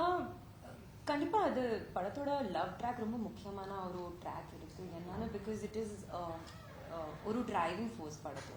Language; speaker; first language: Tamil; non-native, learner; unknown